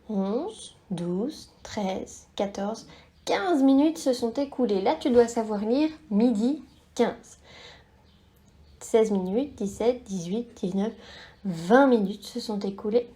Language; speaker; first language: French; native; French